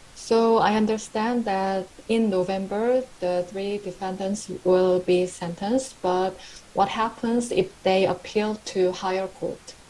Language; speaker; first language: English; non-native, fluent; Korean